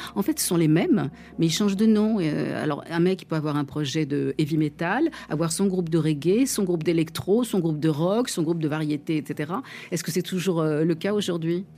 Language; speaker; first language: French; native; French